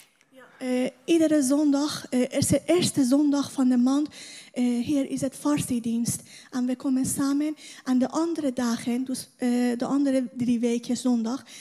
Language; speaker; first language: Dutch; non-native, learner; Persian